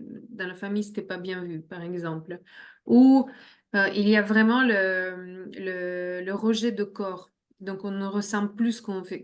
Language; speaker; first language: French; non-native, fluent; Russian